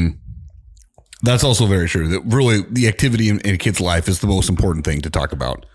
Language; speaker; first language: English; native; English